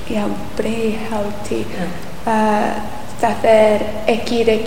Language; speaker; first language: Icelandic; non-native, learner; English